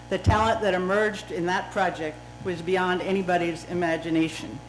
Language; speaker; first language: English; native; English